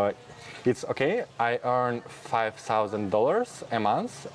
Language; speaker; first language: English; non-native, fluent; Russian